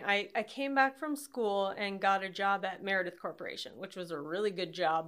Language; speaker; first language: English; native; English